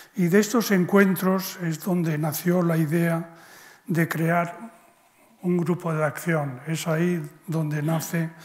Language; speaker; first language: Spanish; native; Spanish